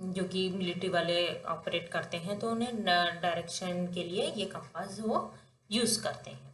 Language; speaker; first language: Hindi; non-native, local second language; Telugu